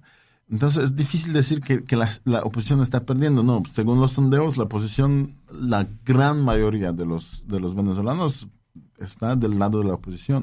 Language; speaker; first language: Spanish; non-native, fluent; Polish